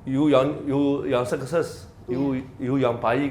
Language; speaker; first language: Indonesian; non-native, learner; Chinese